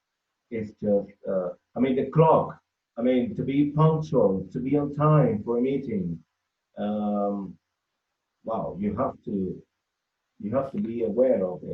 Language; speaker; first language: English; non-native, fluent; Spanish